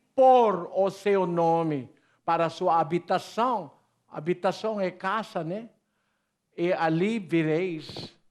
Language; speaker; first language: Portuguese; non-native, learner; Filipino